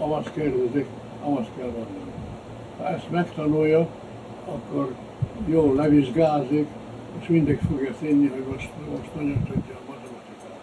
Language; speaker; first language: Hungarian; early bilingual, heritage; Hungarian